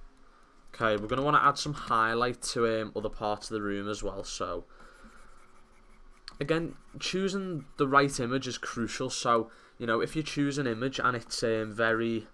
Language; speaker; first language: English; native; English